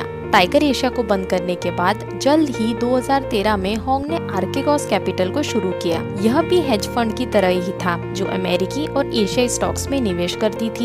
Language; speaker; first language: Hindi; native; Hindi